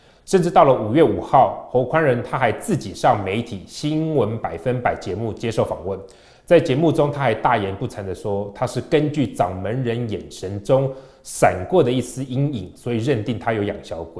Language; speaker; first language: Chinese; native; Chinese